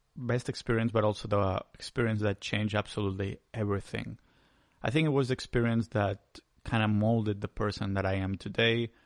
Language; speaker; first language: English; non-native, fluent; Spanish